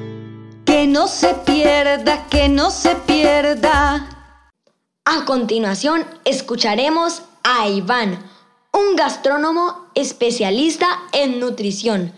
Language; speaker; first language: Spanish; native; Spanish